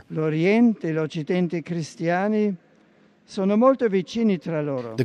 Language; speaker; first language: Italian; non-native, fluent; German